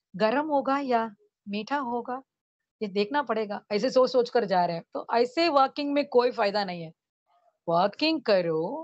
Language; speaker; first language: Hindi; non-native, local second language; Tamil